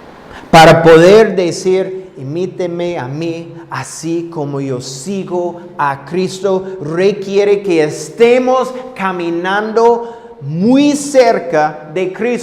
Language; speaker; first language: Spanish; non-native, fluent; English